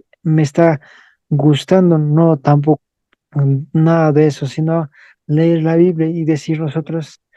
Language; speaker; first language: Spanish; non-native, local second language; Quechua